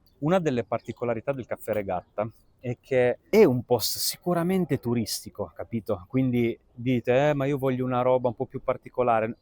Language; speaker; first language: Italian; native; Italian